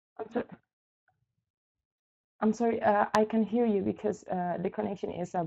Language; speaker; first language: English; non-native, learner; Indonesian